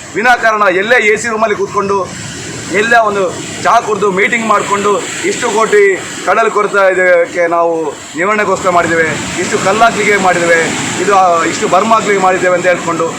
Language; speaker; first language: Kannada; non-native, local second language; Tulu